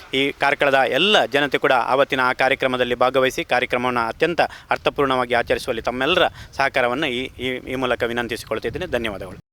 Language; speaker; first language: Kannada; native; Kannada